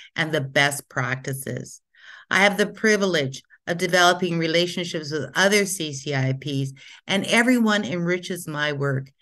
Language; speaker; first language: English; native; English